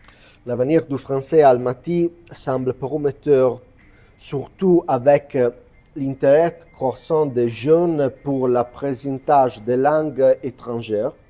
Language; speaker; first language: French; non-native, learner; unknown